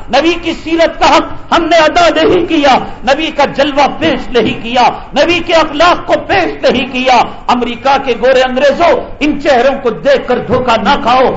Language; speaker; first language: Urdu; native; Urdu